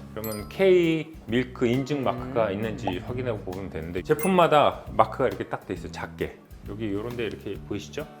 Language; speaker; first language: Korean; native; Korean